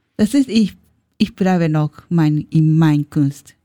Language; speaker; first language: German; non-native, learner; Japanese